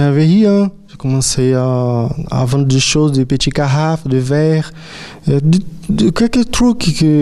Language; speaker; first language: French; non-native, fluent; Portuguese